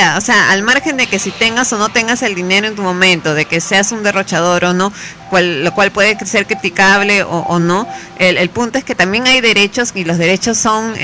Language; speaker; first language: Spanish; native; Spanish